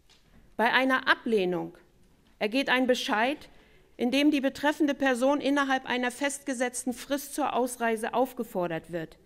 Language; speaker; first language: German; native; German